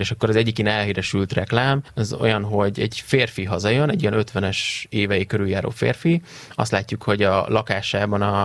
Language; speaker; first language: Hungarian; native; Hungarian